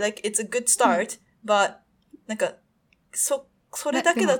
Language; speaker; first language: English; non-native, fluent; Japanese